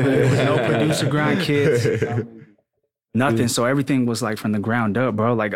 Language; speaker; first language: English; native; English